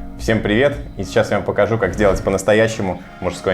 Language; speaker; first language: Russian; native; Russian